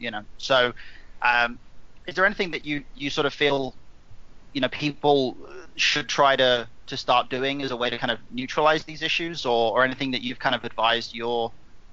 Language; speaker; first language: English; native; English